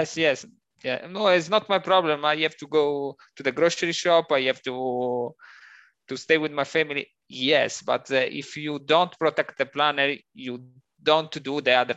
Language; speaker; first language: English; non-native, learner; Italian